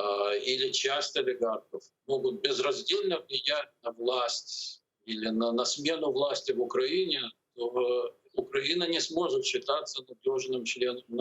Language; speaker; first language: Russian; native; Russian